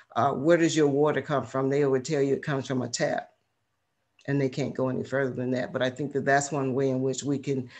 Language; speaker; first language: English; native; English